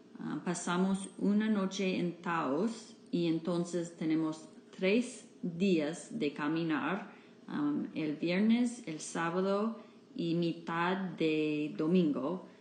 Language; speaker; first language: Spanish; non-native, fluent; English